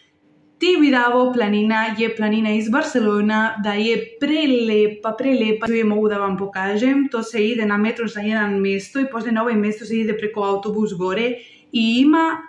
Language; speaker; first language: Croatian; non-native, learner; Spanish